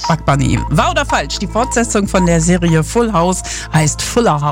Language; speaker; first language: German; native; German